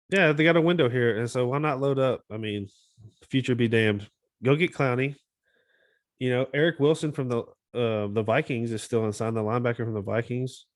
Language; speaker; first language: English; native; English